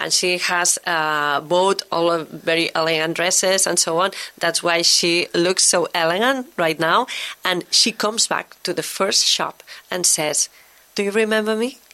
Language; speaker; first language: English; non-native, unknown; Catalan